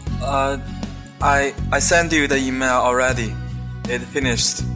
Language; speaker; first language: English; non-native, fluent; Chinese